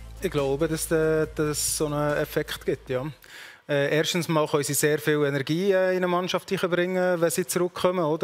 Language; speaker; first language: German; native; German